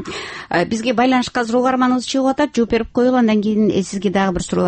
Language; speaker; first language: Kyrgyz; native; Kyrgyz